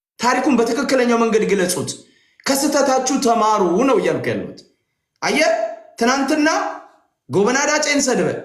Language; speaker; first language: Amharic; native; Amharic